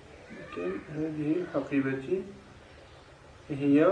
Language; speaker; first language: Arabic; non-native, learner; French